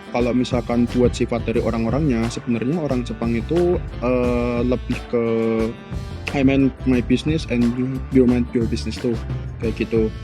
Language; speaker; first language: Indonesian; early bilingual, other home language; Japanese